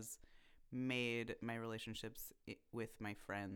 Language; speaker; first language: English; native; English